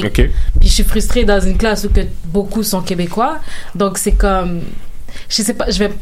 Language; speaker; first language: French; native; French